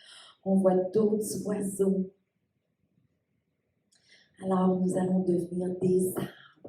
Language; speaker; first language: French; native; French